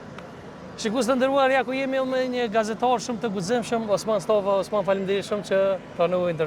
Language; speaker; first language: Albanian; native; Albanian